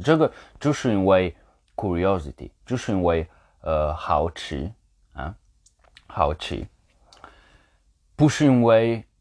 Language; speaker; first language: Chinese; non-native, learner; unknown